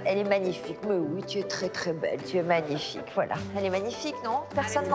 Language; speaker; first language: French; native; French